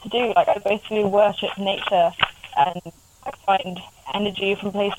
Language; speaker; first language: English; native; English